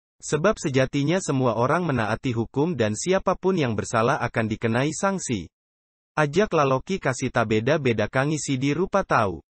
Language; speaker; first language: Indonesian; non-native, local second language; Buginese